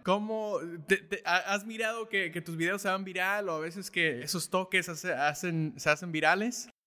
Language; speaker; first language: Spanish; early bilingual, heritage; Spanish